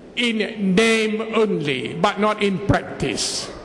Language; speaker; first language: English; non-native, local second language; Malay